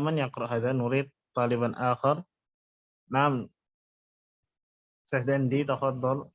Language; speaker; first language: Arabic; non-native, fluent; Indonesian